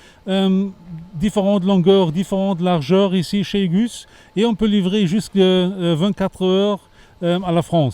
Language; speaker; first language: French; non-native, fluent; German